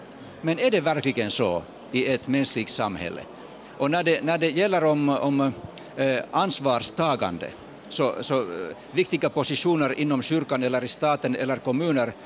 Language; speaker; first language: Swedish; non-native, fluent; Finnish